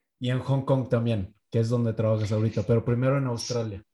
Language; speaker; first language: Spanish; native; Spanish